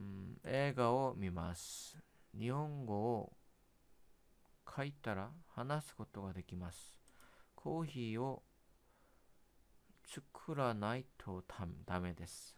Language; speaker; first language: Japanese; non-native, learner; Korean